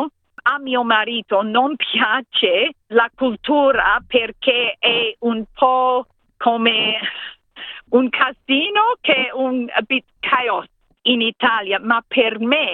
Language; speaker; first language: Italian; non-native, fluent; English